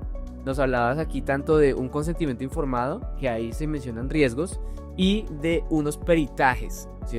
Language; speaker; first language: Spanish; native; Spanish